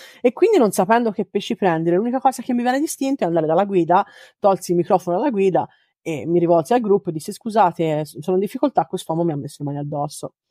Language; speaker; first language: Italian; native; Italian